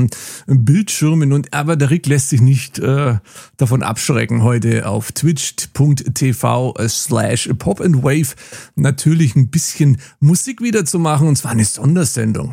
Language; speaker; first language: German; native; German